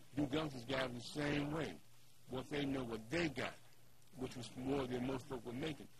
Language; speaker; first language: English; native; English